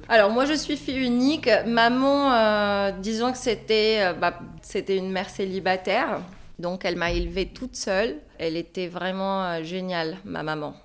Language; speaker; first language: French; non-native, local second language; Arabic